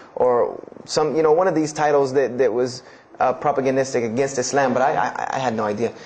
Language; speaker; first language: English; native; English